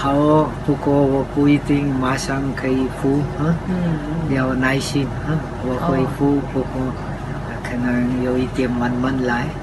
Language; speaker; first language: Chinese; non-native, fluent; Czech